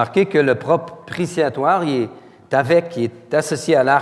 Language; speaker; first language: French; native; French